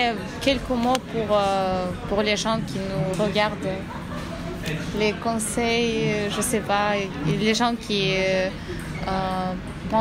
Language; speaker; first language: French; non-native, learner; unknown